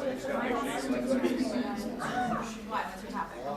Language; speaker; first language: English; native; English